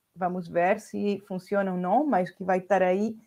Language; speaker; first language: Portuguese; non-native, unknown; Spanish